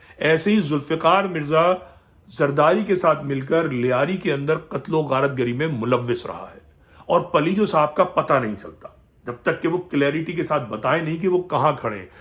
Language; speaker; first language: Urdu; native; Urdu